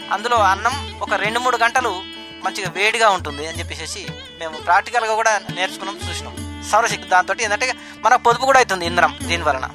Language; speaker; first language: Telugu; native; Telugu